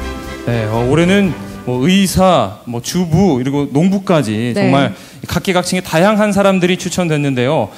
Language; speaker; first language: Korean; native; Korean